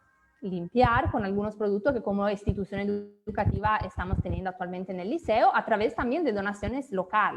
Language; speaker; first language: Spanish; native; Spanish